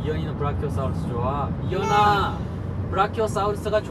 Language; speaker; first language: Korean; native; Korean